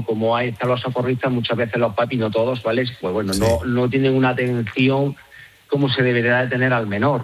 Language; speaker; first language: Spanish; native; Spanish